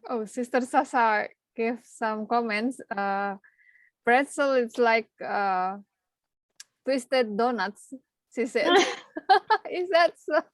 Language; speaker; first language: English; non-native, learner; Indonesian